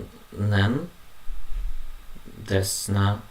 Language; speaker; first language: Japanese; non-native, learner; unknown